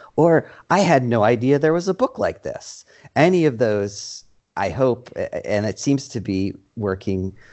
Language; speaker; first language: English; native; English